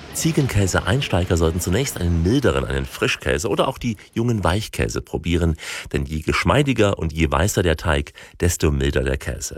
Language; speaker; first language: German; native; German